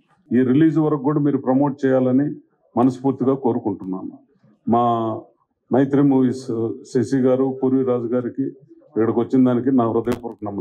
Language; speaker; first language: Telugu; native; Telugu